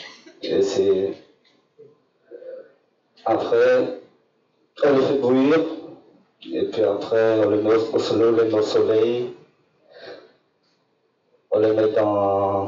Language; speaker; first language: French; non-native, local second language; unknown